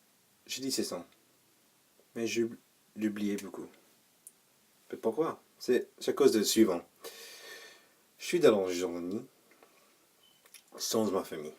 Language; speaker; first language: French; non-native, learner; English